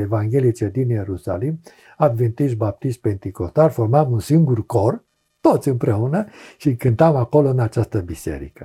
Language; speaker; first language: Romanian; native; Romanian